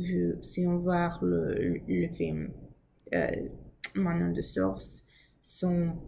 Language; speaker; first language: French; non-native, learner; English